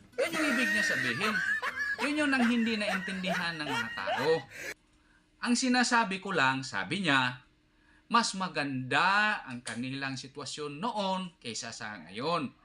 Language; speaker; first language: Filipino; non-native, local second language; Cebuano